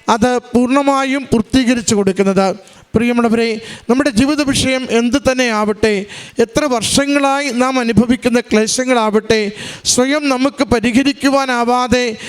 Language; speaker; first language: Malayalam; native; Malayalam